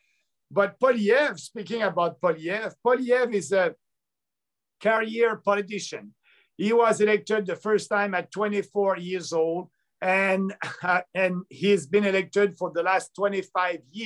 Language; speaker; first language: English; non-native, local second language; French